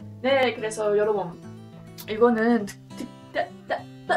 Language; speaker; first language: Korean; non-native, learner; English